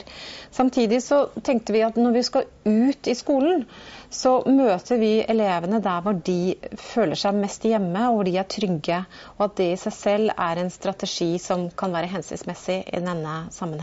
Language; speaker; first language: Norwegian; native; Norwegian